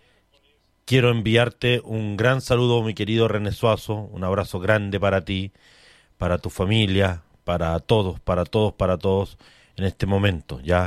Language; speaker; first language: Spanish; native; Spanish